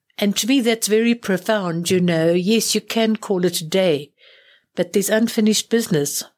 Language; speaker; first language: English; native; English